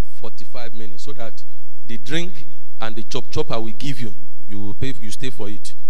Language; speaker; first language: English; non-native, local second language; Yoruba